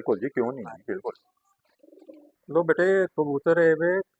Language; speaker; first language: Hindi; non-native, local second language; Punjabi